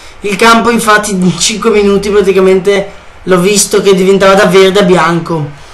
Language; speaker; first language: Italian; native; Italian